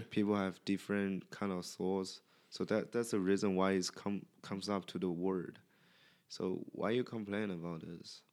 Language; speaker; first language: English; non-native, learner; Chinese